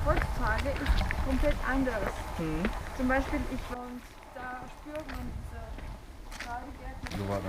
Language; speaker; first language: German; non-native, fluent; Russian